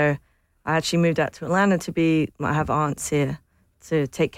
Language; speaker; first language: English; native; English